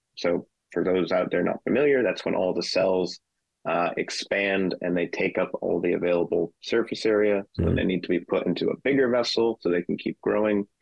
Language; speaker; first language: English; native; English